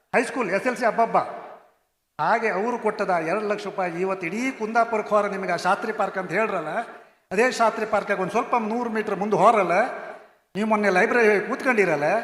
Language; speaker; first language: Kannada; non-native, local second language; Konkani